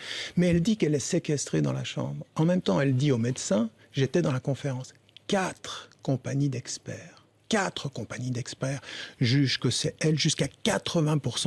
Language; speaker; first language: French; early bilingual, other home language; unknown